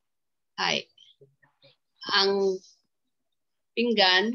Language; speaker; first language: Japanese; non-native, fluent; Filipino